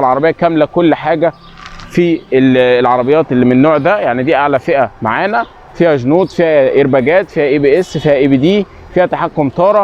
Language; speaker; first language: Arabic; native; Arabic